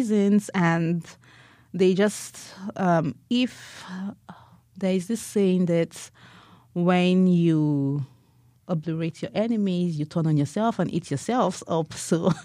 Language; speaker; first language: English; non-native, local second language; Igbo